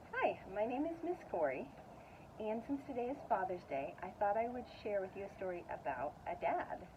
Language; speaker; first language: English; native; English